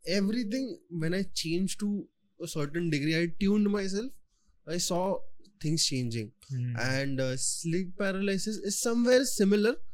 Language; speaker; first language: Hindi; non-native, local second language; Marathi